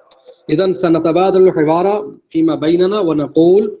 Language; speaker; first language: Arabic; non-native, fluent; Urdu